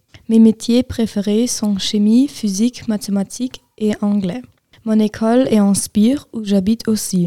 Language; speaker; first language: French; non-native, learner; German